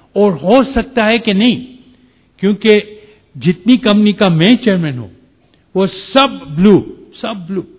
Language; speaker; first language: Hindi; non-native, fluent; Gujarati